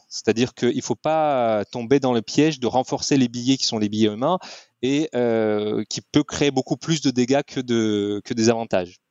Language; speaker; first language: French; non-native, fluent; Russian